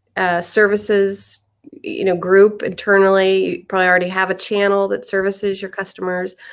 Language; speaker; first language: English; native; English